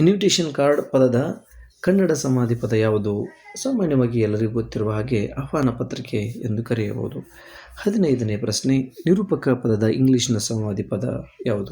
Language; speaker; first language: Kannada; native; Kannada